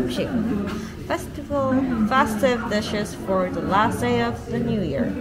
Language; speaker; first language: English; non-native, learner; Korean